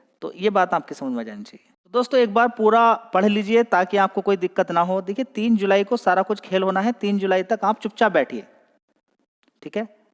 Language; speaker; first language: Hindi; native; Hindi